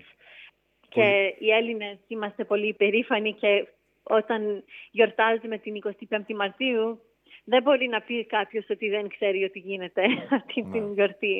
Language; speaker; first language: Greek; early bilingual, heritage; English